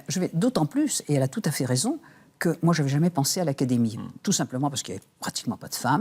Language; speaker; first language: French; native; French